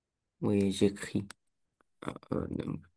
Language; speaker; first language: French; non-native, learner; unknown